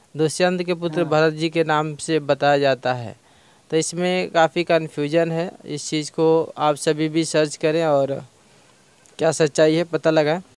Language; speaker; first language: Hindi; native; Hindi